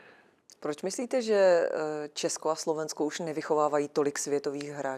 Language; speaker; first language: Czech; native; Czech